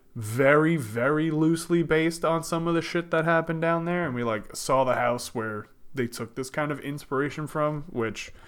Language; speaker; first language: English; native; English